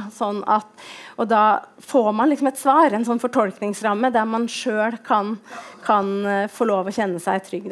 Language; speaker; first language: Norwegian; native; Norwegian